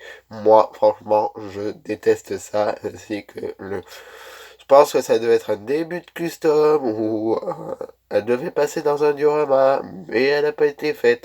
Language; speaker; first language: French; native; French